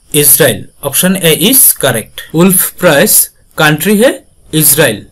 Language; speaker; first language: Hindi; non-native, local second language; Bangla